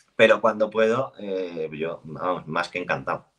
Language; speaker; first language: Spanish; native; Spanish